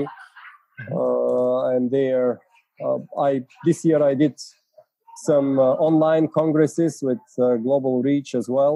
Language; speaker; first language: English; non-native, fluent; Bulgarian